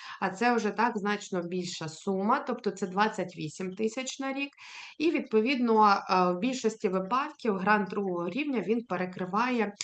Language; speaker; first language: Ukrainian; native; Ukrainian